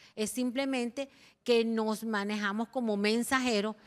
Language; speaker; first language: Spanish; native; Spanish